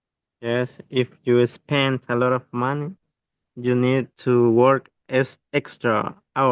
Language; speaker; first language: English; non-native, learner; Spanish